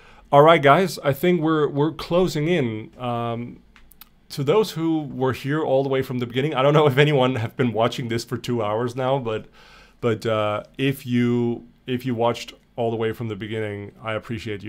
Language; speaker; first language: English; non-native, fluent; Danish